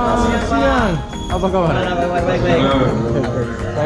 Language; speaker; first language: Indonesian; non-native, learner; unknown